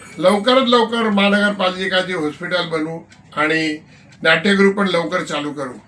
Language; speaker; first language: Marathi; non-native, local second language; Gujarati